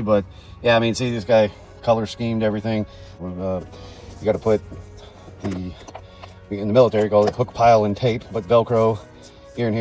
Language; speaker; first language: English; native; English